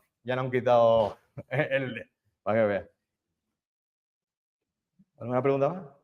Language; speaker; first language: Spanish; native; Spanish